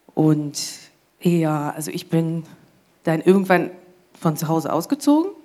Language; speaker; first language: German; non-native, fluent; English